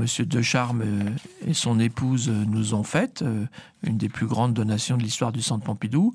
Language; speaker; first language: French; native; French